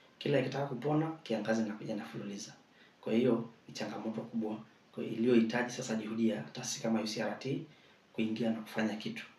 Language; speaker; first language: Swahili; non-native, local second language; Masai